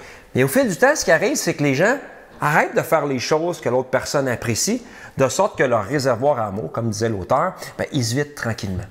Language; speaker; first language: French; native; French